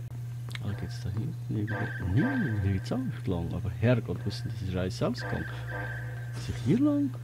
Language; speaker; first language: German; native; German